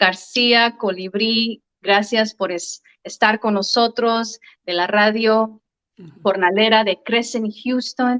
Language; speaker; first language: Spanish; early bilingual, heritage; Spanish